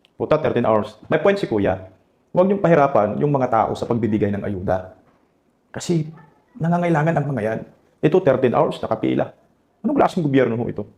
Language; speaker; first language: Filipino; non-native, local second language; Cebuano